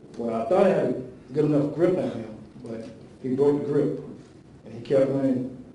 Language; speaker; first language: English; native; English